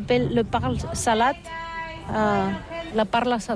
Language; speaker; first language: French; non-native, learner; Catalan